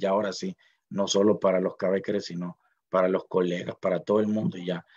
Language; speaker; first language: Spanish; native; Spanish